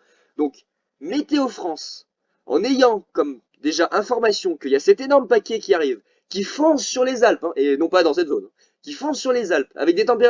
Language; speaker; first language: French; native; French